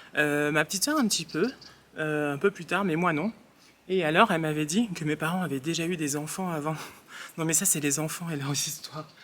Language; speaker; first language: French; early bilingual, other home language; Réunion Creole French